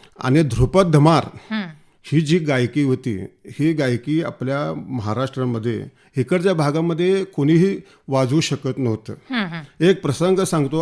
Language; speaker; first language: Marathi; native; Marathi